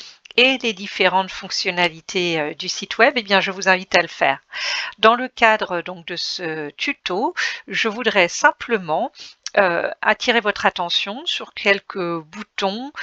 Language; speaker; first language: French; native; French